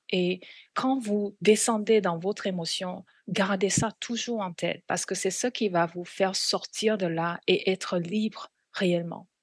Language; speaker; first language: French; non-native, fluent; Korean